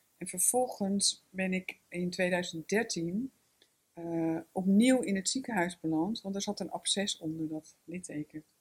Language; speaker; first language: Dutch; native; Dutch